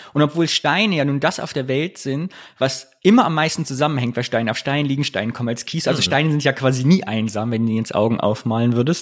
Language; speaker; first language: German; native; German